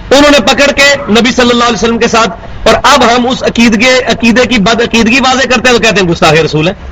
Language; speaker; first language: Urdu; non-native, local second language; Punjabi